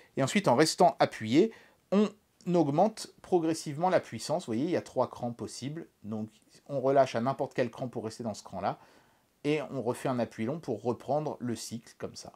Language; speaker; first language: French; native; French